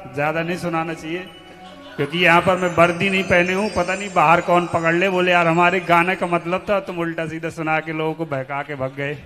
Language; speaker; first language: Hindi; native; Hindi